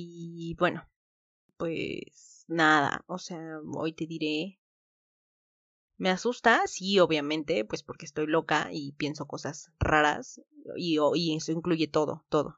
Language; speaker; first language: Spanish; native; Spanish